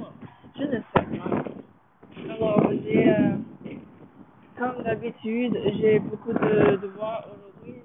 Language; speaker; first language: French; non-native, learner; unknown